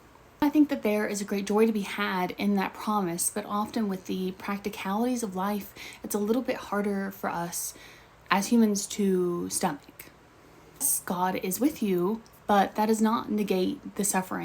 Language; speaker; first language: English; native; English